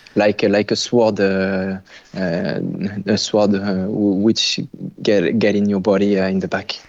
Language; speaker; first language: English; non-native, fluent; French